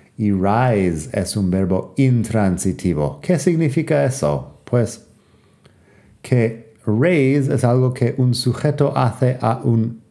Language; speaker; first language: Spanish; non-native, fluent; English